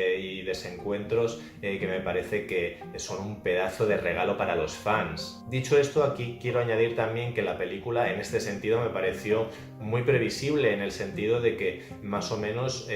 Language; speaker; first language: Spanish; native; Spanish